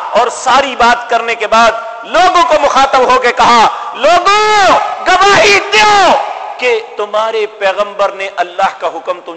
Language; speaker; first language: Urdu; non-native, local second language; Punjabi